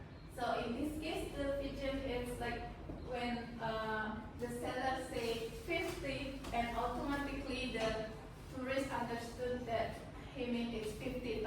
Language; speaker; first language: English; non-native, fluent; Balinese